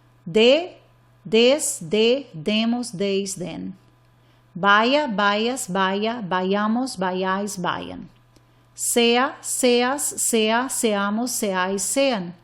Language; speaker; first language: Spanish; non-native, fluent; English